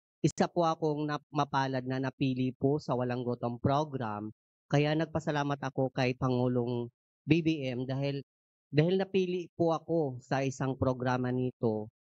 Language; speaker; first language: Filipino; native; Filipino